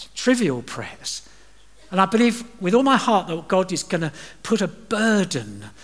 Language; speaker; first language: English; native; English